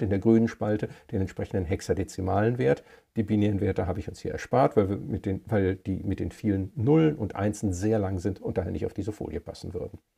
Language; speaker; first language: German; native; German